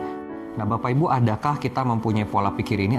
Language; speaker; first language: Indonesian; native; Indonesian